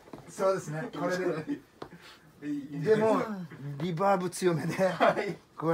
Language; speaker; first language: Japanese; native; Japanese